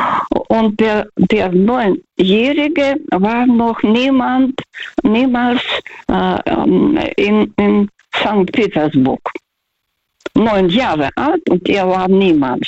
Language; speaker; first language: German; non-native, fluent; Russian